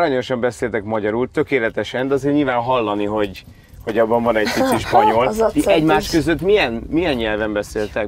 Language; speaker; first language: Hungarian; native; Hungarian